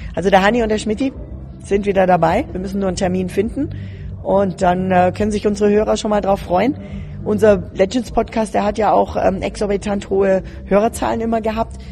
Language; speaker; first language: German; native; German